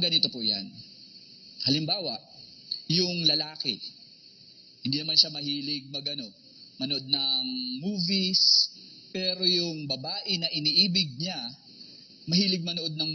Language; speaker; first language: Filipino; native; Filipino